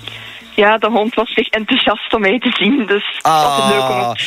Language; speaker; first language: Dutch; native; Dutch